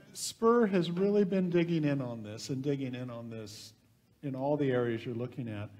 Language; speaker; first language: English; native; English